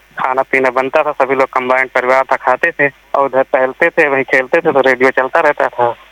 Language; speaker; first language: Hindi; native; Hindi